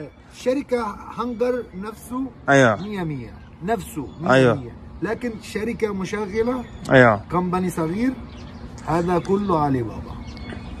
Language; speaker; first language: Arabic; non-native, learner; Bangla